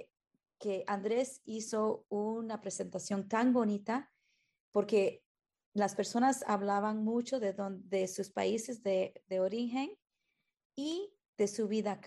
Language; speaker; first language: Spanish; early bilingual, heritage; Spanish